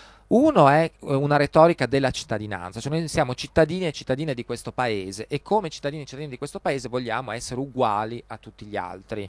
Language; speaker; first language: Italian; native; Italian